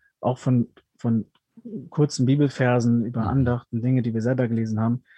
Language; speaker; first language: German; early bilingual, other home language; Spanish